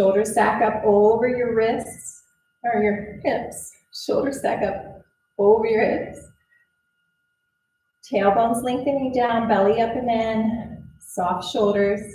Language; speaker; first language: English; native; English